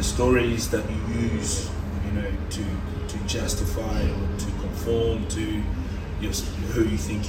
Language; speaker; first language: English; non-native, local second language; Nyanja